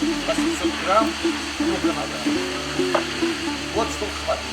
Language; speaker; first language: Russian; non-native, fluent; Tajik